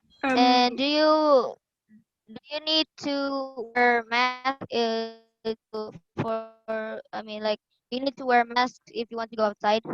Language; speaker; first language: English; non-native, learner; Indonesian